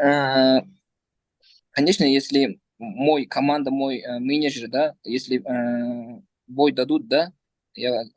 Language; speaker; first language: Russian; non-native, learner; Uzbek